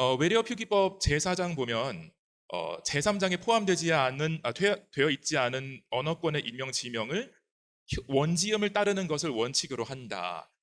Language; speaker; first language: Korean; non-native, fluent; Chinese